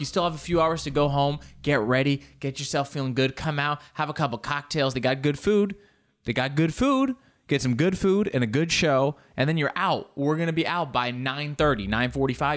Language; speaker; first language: English; early bilingual, other home language; Spanish